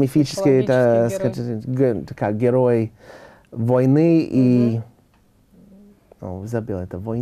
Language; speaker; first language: Russian; non-native, learner; English